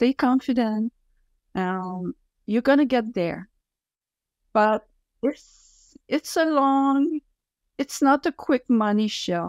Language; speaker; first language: English; non-native, fluent; French